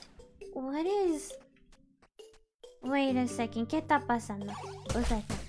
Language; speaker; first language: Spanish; early bilingual, heritage; Spanish